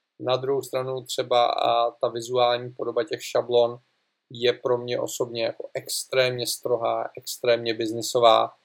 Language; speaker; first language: Czech; native; Czech